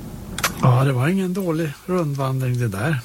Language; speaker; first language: Swedish; native; Swedish